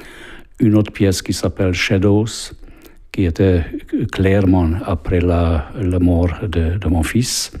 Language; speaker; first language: French; non-native, fluent; Hungarian